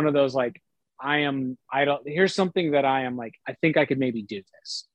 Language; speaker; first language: English; native; English